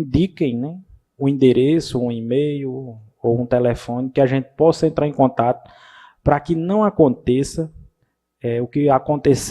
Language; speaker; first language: Portuguese; native; Portuguese